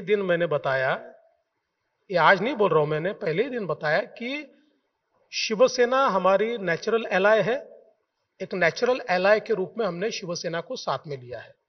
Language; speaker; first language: Hindi; non-native, local second language; Marathi